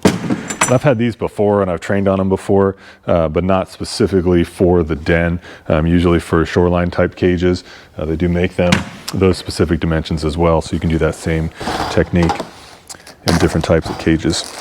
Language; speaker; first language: English; native; English